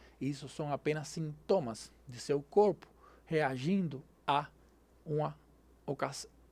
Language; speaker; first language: Portuguese; non-native, fluent; Spanish